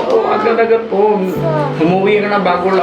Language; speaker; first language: Filipino; non-native, learner; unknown